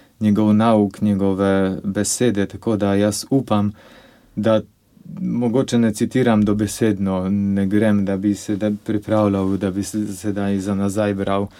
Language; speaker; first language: Slovenian; non-native, fluent; Polish